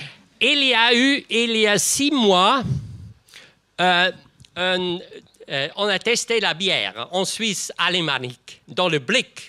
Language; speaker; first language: French; non-native, local second language; German